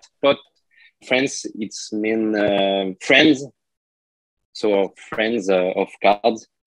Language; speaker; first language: English; non-native, learner; French